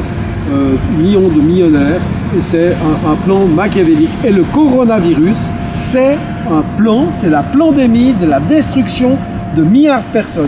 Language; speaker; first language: French; native; French